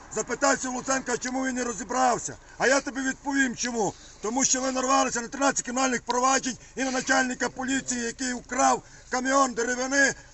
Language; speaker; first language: Ukrainian; native; Ukrainian